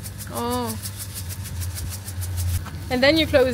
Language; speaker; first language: English; non-native, learner; French